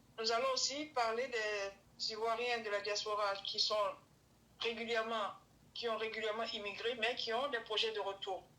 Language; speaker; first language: French; early bilingual, other home language; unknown